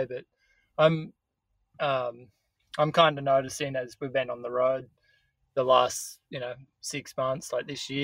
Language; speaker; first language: English; native; English